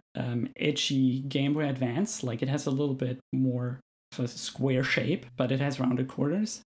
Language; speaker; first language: English; non-native, fluent; German